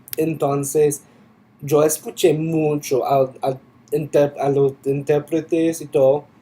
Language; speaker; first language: Spanish; non-native, fluent; English